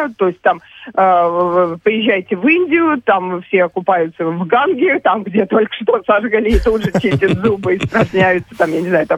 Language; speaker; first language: Russian; native; Russian